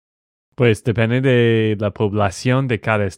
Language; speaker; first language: Spanish; non-native, fluent; English